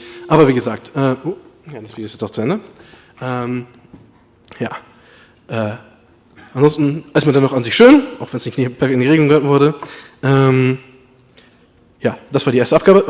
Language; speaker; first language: German; native; German